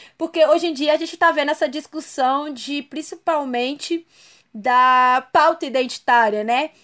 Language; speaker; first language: Portuguese; native; Portuguese